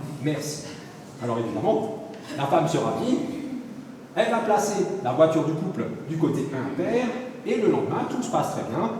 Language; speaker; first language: French; native; French